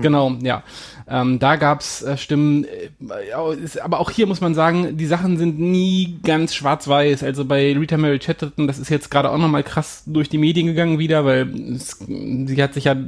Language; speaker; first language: German; native; German